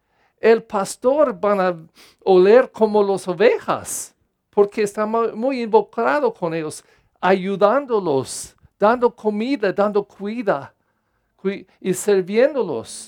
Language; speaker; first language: Spanish; non-native, fluent; English